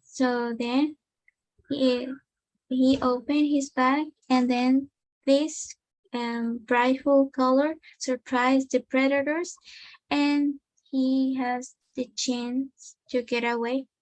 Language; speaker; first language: English; non-native, learner; Spanish